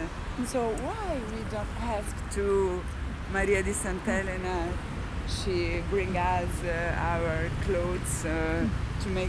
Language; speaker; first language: English; non-native, learner; Italian